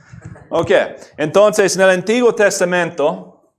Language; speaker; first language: Spanish; non-native, fluent; English